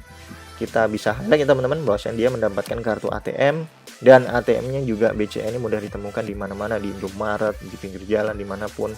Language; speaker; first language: Indonesian; native; Indonesian